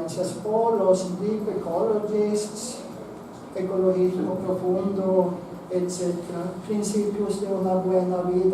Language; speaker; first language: Spanish; non-native, fluent; Swedish